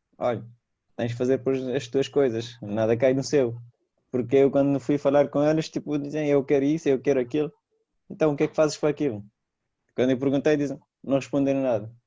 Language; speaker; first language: Portuguese; non-native, fluent; Persian